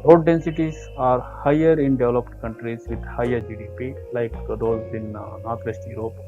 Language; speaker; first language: English; non-native, local second language; Kannada